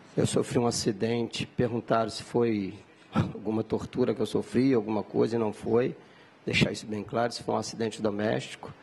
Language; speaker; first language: Portuguese; native; Portuguese